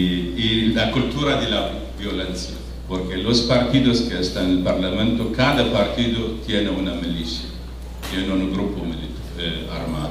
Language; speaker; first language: Spanish; non-native, fluent; Arabic